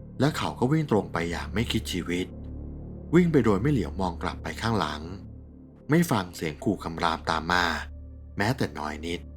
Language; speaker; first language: Thai; native; Thai